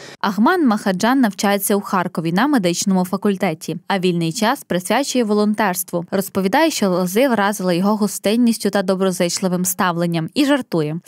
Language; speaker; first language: Ukrainian; native; Ukrainian